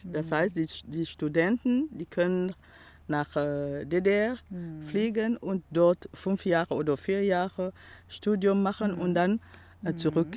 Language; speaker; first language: German; non-native, local second language; French